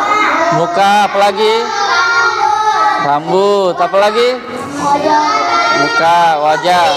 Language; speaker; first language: Indonesian; native; Indonesian